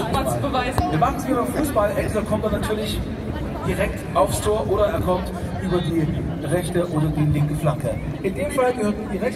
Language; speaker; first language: German; native; German